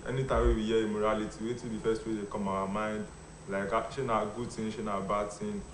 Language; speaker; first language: Nigerian Pidgin; non-native, local second language; Yoruba